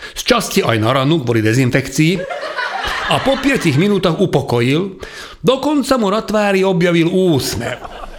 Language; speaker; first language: Slovak; non-native, local second language; Hungarian